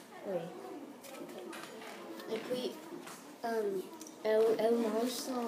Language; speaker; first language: French; non-native, learner; English